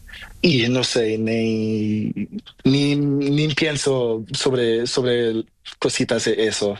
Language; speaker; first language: Spanish; non-native, learner; Portuguese